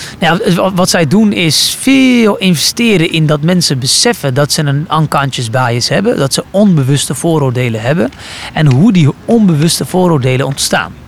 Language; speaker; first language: Dutch; early bilingual, other home language; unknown